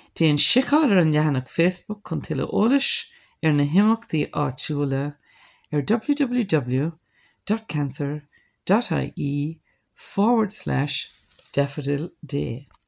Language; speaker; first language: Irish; non-native, local second language; English